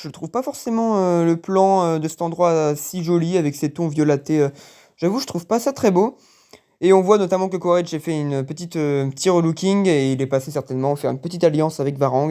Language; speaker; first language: French; native; French